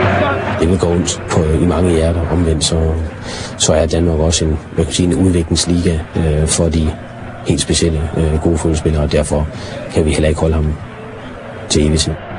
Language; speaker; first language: Danish; native; Danish